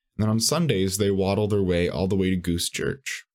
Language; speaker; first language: English; native; English